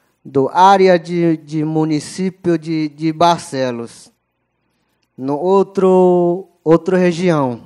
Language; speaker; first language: Portuguese; non-native, local second language; Yanomámi